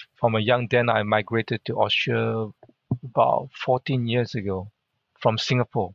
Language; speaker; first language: English; non-native, local second language; Hakka Chinese